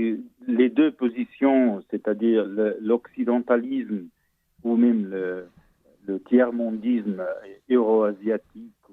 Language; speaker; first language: French; non-native, fluent; Portuguese